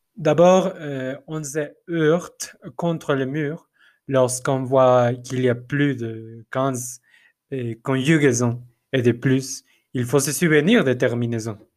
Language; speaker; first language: French; non-native, fluent; Spanish